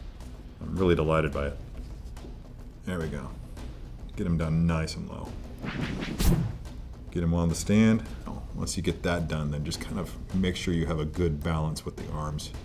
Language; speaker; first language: English; native; English